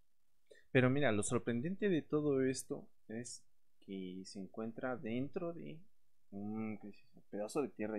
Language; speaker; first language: Spanish; native; Spanish